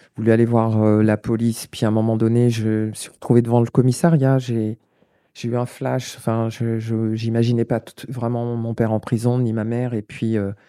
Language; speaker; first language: French; native; French